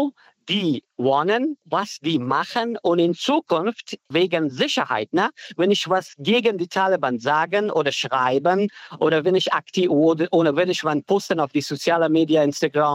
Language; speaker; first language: German; non-native, learner; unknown